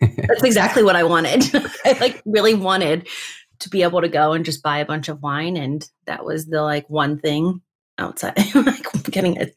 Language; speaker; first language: English; native; English